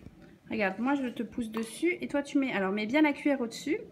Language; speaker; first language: French; native; French